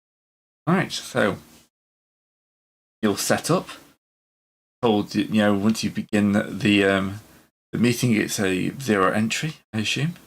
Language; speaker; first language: English; native; English